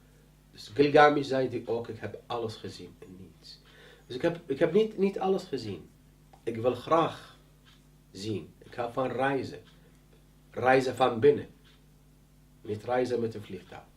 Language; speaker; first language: Dutch; non-native, learner; Arabic